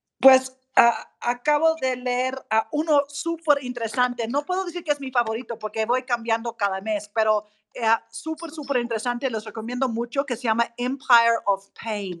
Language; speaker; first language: Spanish; non-native, fluent; English